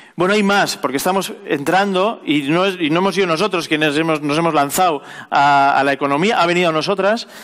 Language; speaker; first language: Spanish; native; Spanish